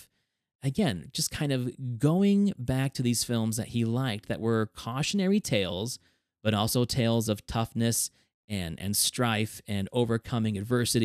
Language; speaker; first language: English; native; English